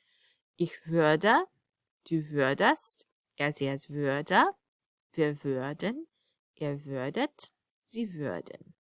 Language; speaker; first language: German; non-native, fluent; English